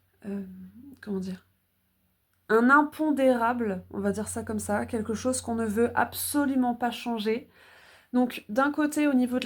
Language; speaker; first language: French; native; French